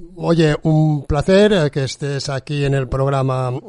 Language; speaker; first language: Spanish; non-native, local second language; Catalan